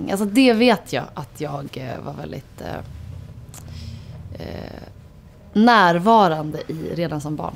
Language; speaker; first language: Swedish; native; Swedish